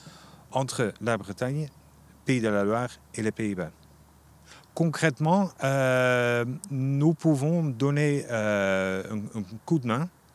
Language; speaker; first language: French; non-native, fluent; Dutch